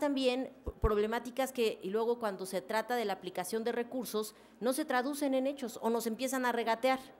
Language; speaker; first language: Spanish; native; Spanish